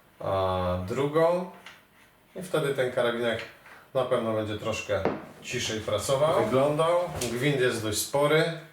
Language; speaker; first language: Polish; native; Polish